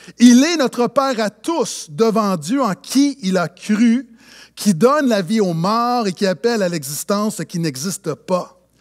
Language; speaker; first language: French; native; French